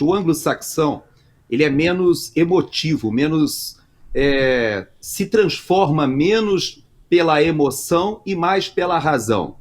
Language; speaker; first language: Portuguese; native; Portuguese